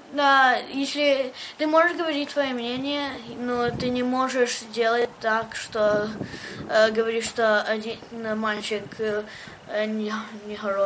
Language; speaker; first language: Russian; early bilingual, heritage; Russian